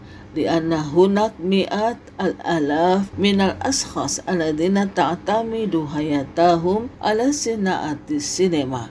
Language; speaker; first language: Arabic; non-native, fluent; Indonesian